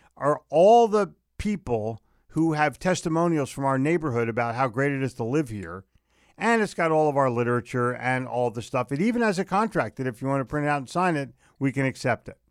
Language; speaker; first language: English; native; English